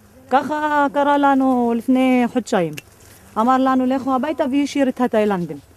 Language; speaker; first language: Hebrew; non-native, local second language; Arabic